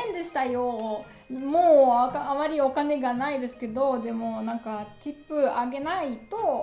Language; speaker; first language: Japanese; non-native, learner; German